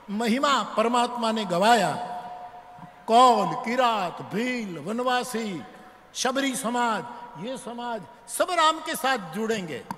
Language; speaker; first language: Hindi; non-native, local second language; Gujarati